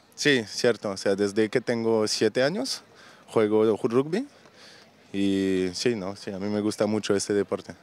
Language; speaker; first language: Spanish; non-native, fluent; French